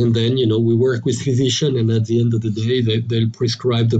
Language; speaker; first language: English; non-native, fluent; French